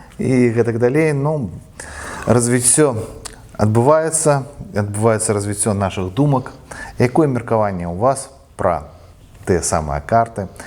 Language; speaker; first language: Belarusian; non-native, local second language; Russian